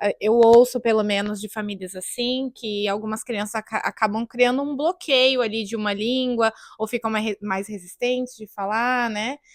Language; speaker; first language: Portuguese; native; Portuguese